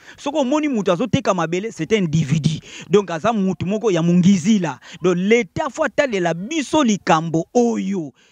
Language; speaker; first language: Lingala; non-native, local second language; Kongo